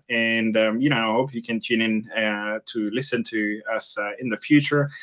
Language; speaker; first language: English; non-native, fluent; French